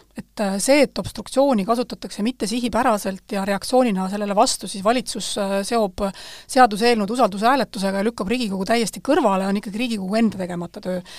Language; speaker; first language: Estonian; native; Estonian